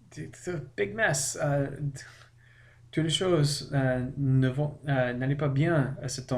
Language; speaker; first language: French; non-native, learner; English